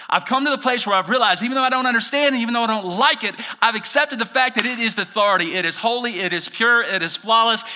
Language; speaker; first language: English; native; English